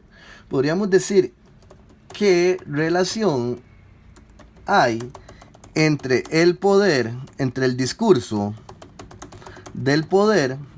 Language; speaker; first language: Spanish; native; Spanish